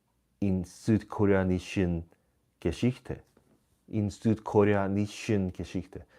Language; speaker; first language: German; non-native, learner; Korean